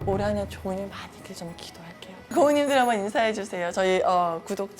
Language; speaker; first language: Korean; native; Korean